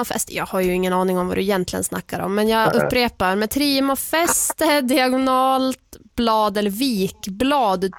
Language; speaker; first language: Swedish; native; Swedish